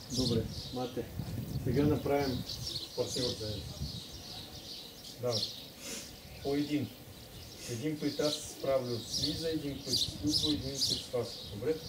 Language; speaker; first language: Bulgarian; non-native, learner; Russian